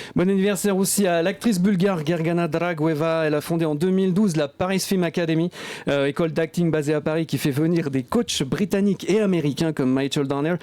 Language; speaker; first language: French; native; French